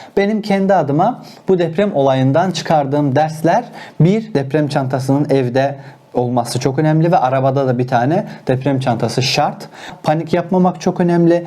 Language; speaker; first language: Turkish; non-native, local second language; Azerbaijani